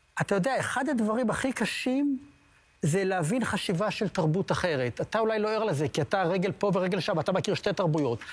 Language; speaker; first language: Hebrew; native; Hebrew